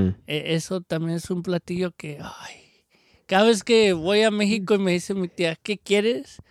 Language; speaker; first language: Spanish; early bilingual, heritage; Spanish